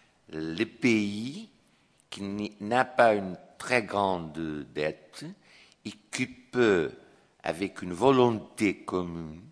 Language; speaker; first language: French; non-native, fluent; Portuguese